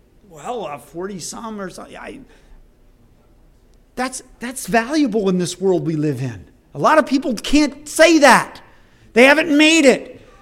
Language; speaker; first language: English; native; English